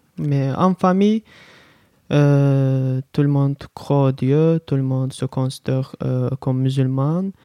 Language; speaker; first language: French; non-native, learner; Azerbaijani